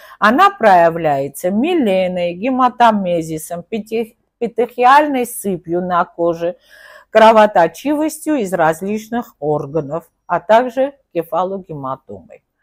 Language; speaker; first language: Russian; non-native, local second language; Armenian